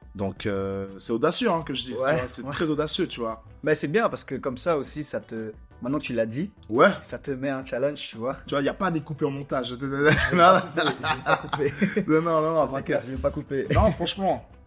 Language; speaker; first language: French; native; French